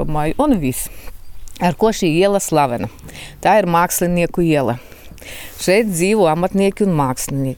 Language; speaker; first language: Latvian; native; Latvian